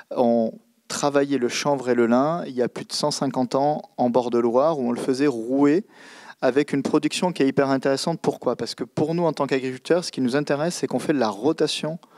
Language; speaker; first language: French; native; French